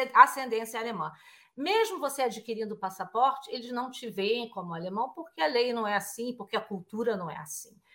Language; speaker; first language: Portuguese; native; Portuguese